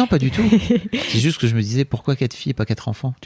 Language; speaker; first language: French; native; French